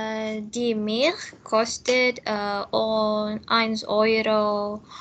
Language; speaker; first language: German; non-native, learner; Indonesian